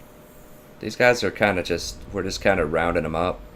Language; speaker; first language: English; native; English